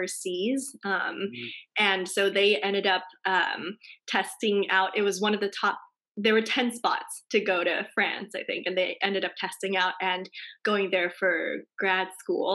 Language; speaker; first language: English; non-native, fluent; Chinese